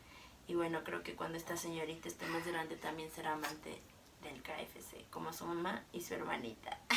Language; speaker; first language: Spanish; native; Spanish